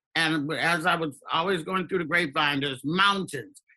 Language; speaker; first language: English; native; English